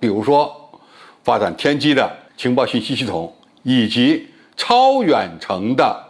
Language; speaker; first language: Chinese; native; Chinese